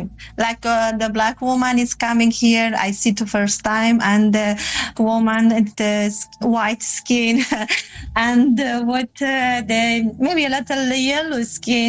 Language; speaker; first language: English; non-native, learner; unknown